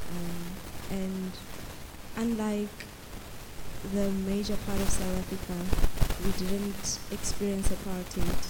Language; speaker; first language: English; non-native, local second language; Tswana